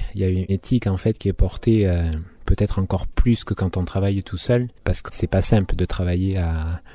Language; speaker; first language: French; native; French